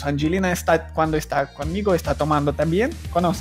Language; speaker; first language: Spanish; non-native, learner; Ukrainian